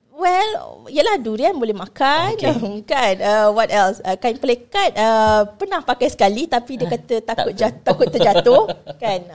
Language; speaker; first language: Malay; native; Malay